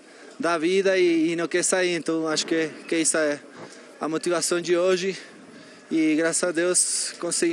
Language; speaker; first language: Portuguese; non-native, fluent; Spanish